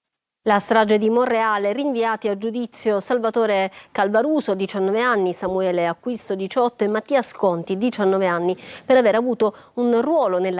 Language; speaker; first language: Italian; native; Italian